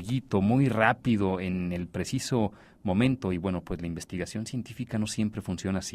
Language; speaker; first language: Spanish; native; Spanish